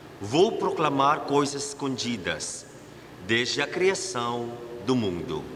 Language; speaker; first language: Portuguese; non-native, fluent; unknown